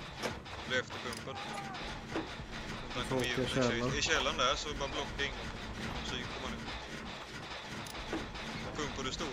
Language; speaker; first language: Swedish; native; Swedish